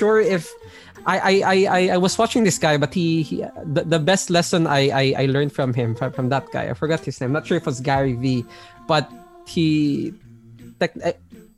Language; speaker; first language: English; non-native, local second language; Hiligaynon